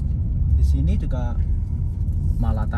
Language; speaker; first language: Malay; non-native, learner; Chinese